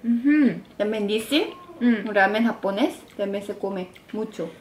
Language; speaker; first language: Spanish; non-native, fluent; Korean